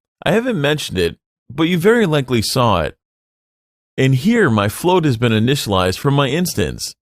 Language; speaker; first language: English; non-native, fluent; French